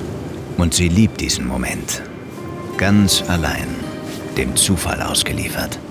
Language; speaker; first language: German; native; German